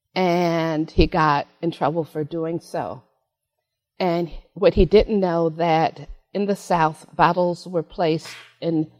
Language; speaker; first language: English; native; English